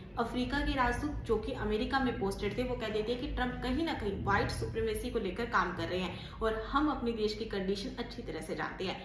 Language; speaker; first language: Hindi; native; Hindi